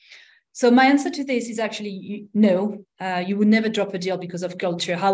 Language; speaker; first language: English; non-native, fluent; French